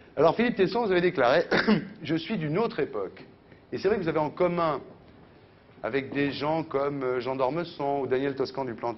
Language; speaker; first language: French; native; French